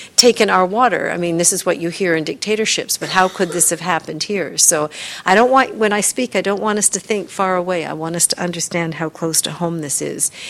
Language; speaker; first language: English; native; English